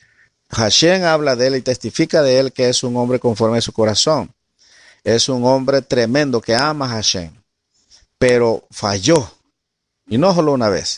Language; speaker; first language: Spanish; native; Spanish